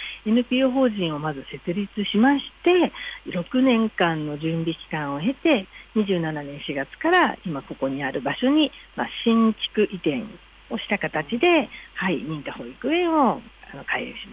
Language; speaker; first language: Japanese; native; Japanese